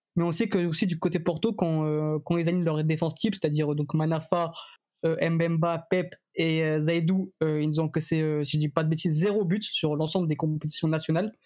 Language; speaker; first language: French; native; French